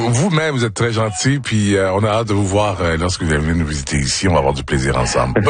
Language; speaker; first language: French; native; French